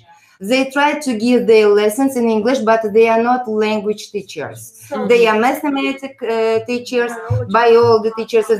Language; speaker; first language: English; non-native, fluent; Uzbek